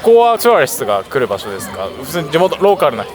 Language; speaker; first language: Japanese; native; Japanese